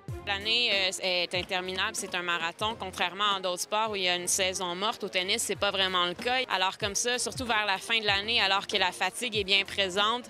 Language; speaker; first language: French; native; French